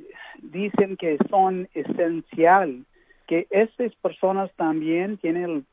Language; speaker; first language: Spanish; early bilingual, heritage; English